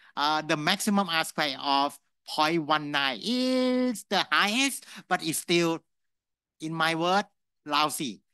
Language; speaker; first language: English; non-native, fluent; Thai